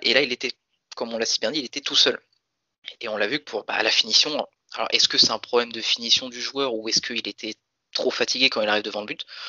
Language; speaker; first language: French; native; French